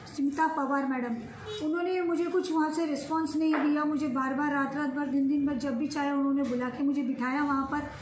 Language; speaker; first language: Hindi; native; Hindi